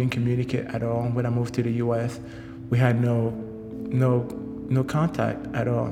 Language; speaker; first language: English; non-native, local second language; French